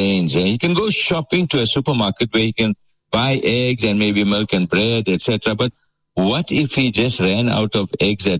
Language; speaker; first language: English; native; English